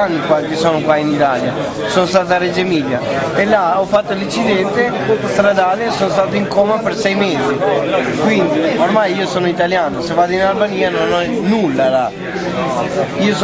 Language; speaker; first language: Italian; non-native, fluent; Albanian